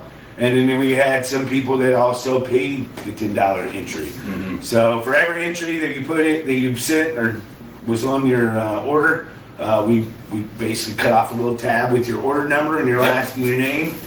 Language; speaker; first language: English; native; English